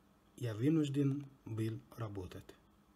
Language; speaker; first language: Russian; non-native, fluent; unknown